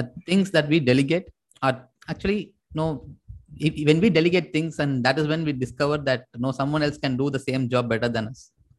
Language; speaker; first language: English; non-native, local second language; Tamil